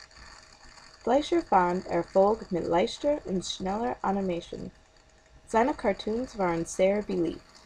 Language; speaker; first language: German; non-native, learner; English